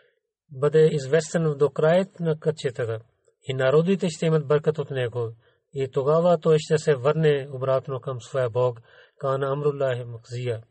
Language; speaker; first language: Bulgarian; non-native, learner; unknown